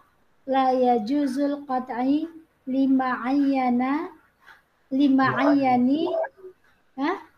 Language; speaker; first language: Arabic; non-native, learner; Indonesian